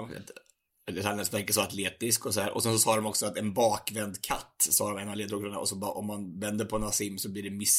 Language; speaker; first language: Swedish; native; Swedish